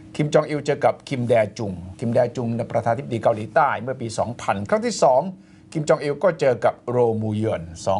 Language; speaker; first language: Thai; native; Thai